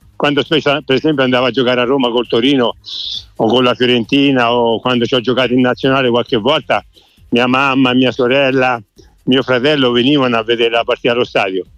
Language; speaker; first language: Italian; native; Italian